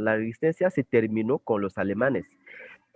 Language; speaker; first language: Spanish; non-native, fluent; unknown